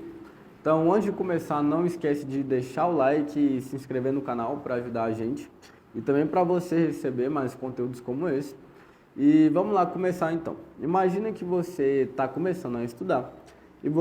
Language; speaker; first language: Portuguese; native; Portuguese